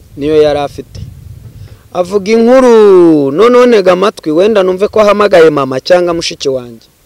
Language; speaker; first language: Kinyarwanda; native; Kinyarwanda